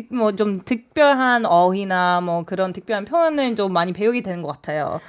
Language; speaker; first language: Korean; non-native, fluent; English